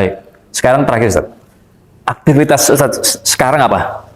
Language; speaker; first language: Malay; native; Malay